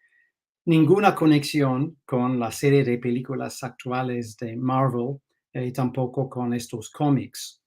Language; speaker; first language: Spanish; non-native, fluent; English